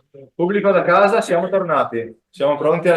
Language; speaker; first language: Italian; native; Italian